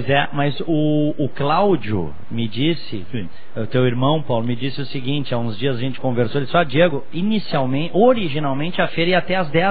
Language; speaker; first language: Portuguese; native; Portuguese